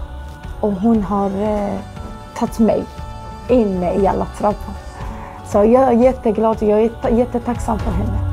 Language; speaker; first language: Swedish; non-native, fluent; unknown